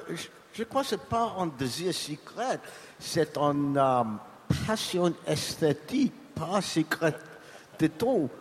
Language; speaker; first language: French; non-native, learner; English